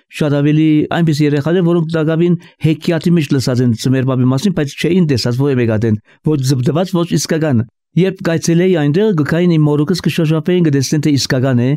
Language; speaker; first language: Armenian; early bilingual, heritage; Armenian